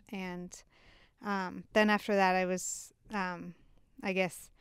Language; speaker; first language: English; native; English